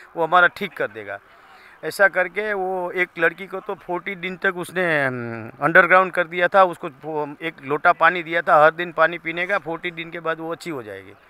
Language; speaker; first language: Hindi; non-native, local second language; Gujarati